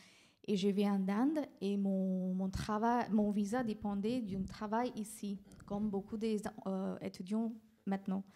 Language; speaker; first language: French; non-native, fluent; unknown